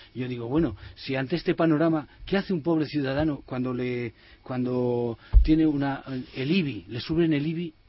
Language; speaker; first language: Spanish; native; Spanish